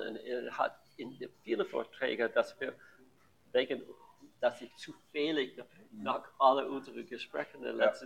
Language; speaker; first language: German; non-native, learner; English